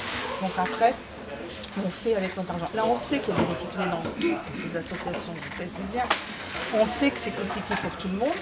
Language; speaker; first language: French; native; French